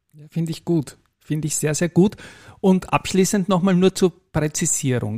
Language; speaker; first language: German; native; German